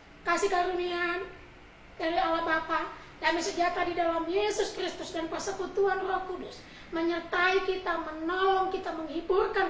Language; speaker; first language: Indonesian; native; Indonesian